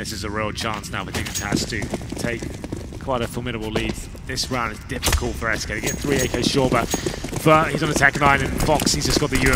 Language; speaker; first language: English; native; English